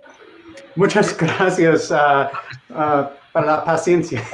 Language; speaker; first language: Spanish; non-native, learner; English